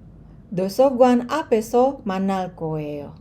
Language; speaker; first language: Korean; non-native, fluent; Indonesian